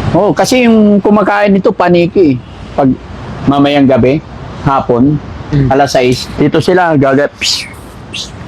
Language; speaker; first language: Filipino; non-native, local second language; Pangasinan